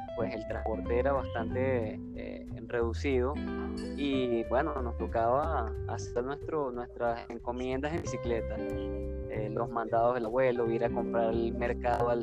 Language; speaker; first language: Spanish; native; Spanish